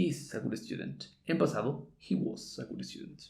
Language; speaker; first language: English; non-native, fluent; Spanish